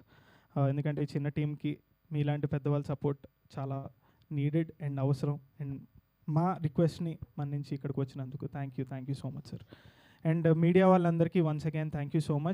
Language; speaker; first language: Telugu; native; Telugu